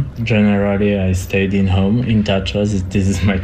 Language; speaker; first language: English; non-native, learner; Polish